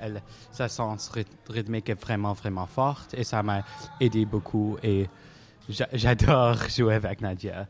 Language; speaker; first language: French; non-native, local second language; English